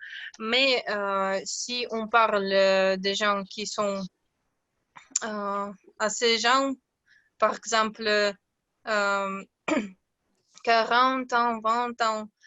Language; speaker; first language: French; non-native, learner; Russian